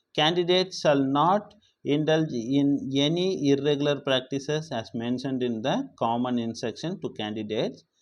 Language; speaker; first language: English; non-native, local second language; Tamil